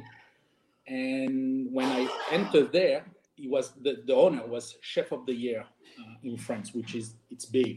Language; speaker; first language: English; non-native, fluent; French